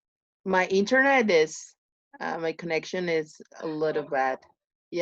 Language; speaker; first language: English; non-native, learner; Spanish